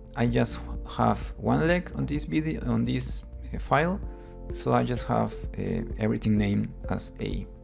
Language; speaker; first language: English; non-native, fluent; Spanish